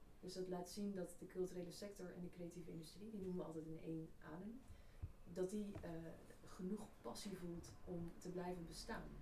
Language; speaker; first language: Dutch; native; Dutch